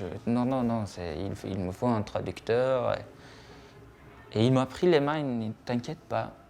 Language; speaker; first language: French; non-native, fluent; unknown